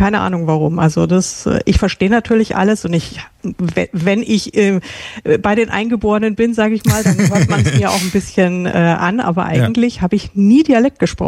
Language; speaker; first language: German; native; German